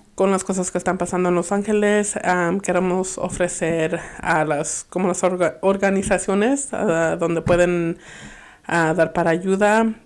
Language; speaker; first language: Spanish; early bilingual, heritage; Spanish